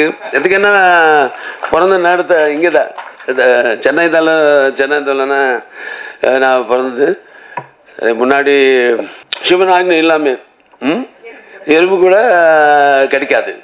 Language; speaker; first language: Tamil; non-native, local second language; Telugu